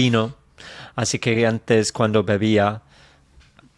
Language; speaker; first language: Spanish; non-native, fluent; English